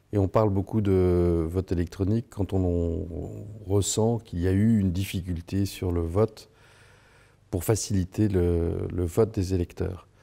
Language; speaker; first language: French; native; French